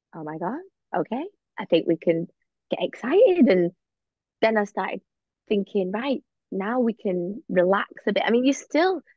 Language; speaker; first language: English; native; English